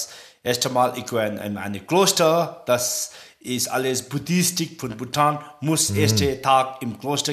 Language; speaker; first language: German; non-native, learner; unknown